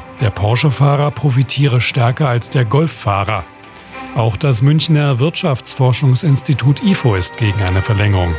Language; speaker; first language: German; native; German